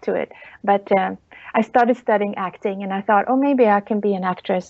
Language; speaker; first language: English; non-native, fluent; Swedish